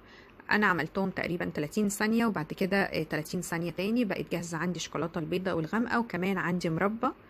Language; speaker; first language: Arabic; native; Arabic